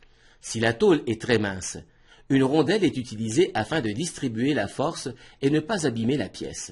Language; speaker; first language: French; native; French